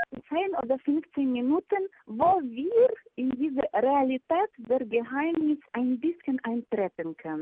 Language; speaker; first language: German; non-native, fluent; Ukrainian